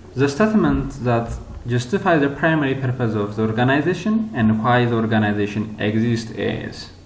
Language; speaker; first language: English; non-native, local second language; Amharic